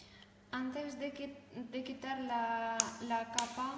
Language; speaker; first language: Spanish; non-native, fluent; Russian